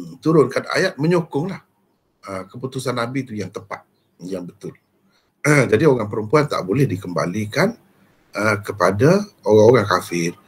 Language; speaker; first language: Malay; native; Malay